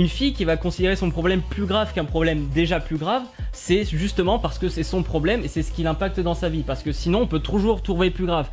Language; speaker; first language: French; native; French